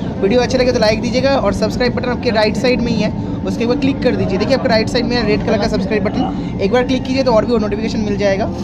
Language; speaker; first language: Hindi; native; Hindi